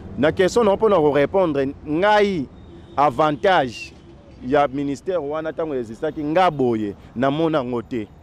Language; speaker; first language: Lingala; native; Lingala